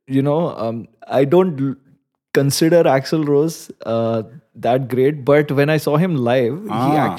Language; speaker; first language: English; non-native, local second language; Hindi